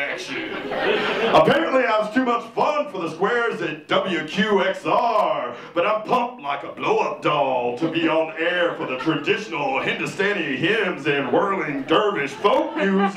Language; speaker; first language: English; native; English